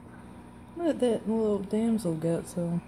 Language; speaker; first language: English; native; English